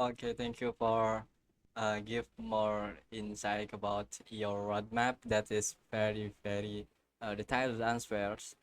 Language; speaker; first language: English; non-native, learner; Indonesian